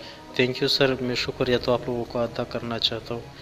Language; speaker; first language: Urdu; non-native, local second language; Pashto